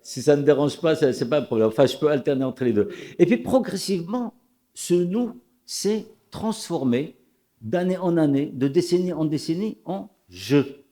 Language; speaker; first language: French; non-native, local second language; Arabic